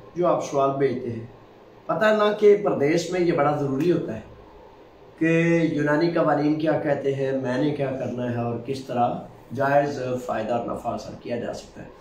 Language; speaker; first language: Urdu; non-native, local second language; Punjabi